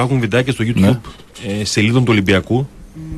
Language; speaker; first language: Greek; native; Greek